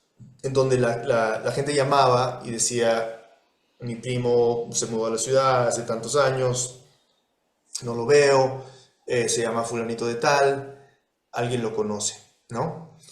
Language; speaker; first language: Spanish; early bilingual, heritage; Spanish